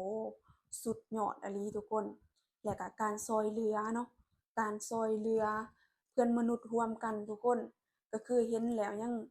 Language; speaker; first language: Thai; non-native, local second language; Lao